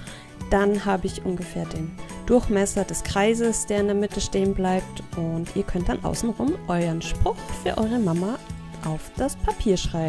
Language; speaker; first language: German; native; German